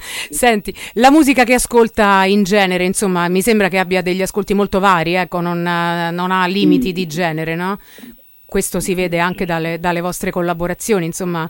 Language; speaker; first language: Italian; native; Italian